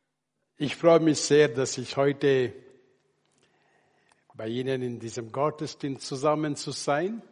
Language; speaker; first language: German; non-native, learner; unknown